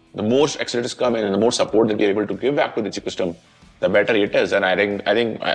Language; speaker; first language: English; non-native, local second language; Hindi